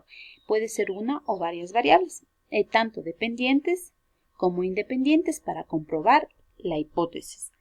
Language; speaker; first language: Spanish; native; Spanish